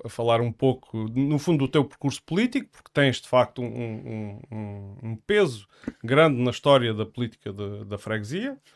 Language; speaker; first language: Portuguese; native; Portuguese